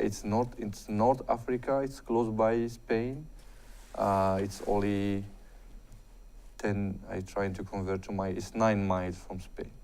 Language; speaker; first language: English; non-native, fluent; Arabic